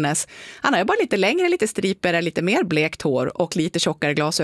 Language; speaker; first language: Swedish; native; Swedish